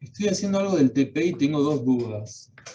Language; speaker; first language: Spanish; native; Spanish